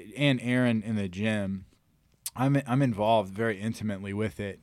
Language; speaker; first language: English; native; English